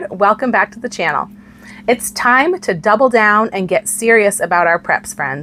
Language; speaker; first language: English; native; English